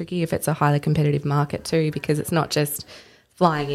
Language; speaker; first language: English; native; English